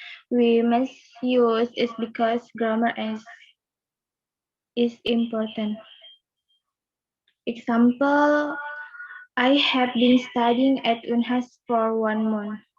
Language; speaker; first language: English; non-native, learner; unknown